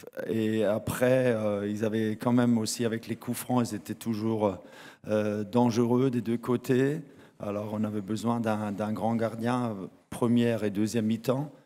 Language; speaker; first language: French; non-native, fluent; German